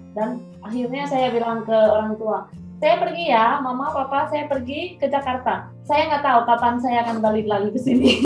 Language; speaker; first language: Indonesian; non-native, fluent; Spanish